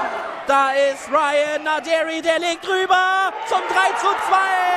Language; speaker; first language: German; native; German